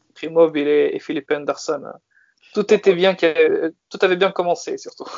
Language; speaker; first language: French; native; French